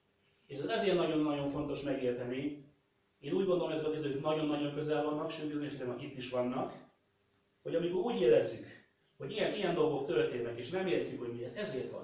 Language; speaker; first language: Hungarian; native; Hungarian